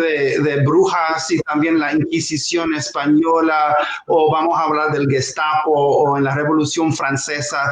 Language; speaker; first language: Spanish; non-native, fluent; English